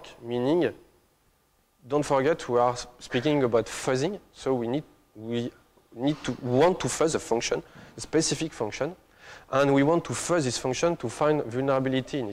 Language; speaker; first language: English; non-native, fluent; French